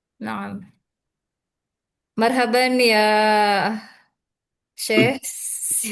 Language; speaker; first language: Arabic; non-native, learner; Indonesian